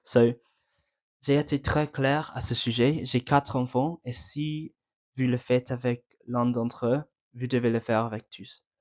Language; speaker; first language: French; non-native, fluent; English